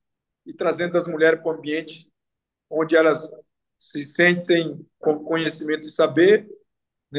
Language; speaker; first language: Portuguese; non-native, local second language; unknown